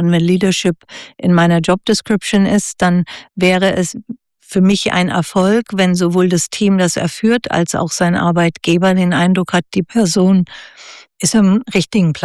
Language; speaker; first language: German; native; German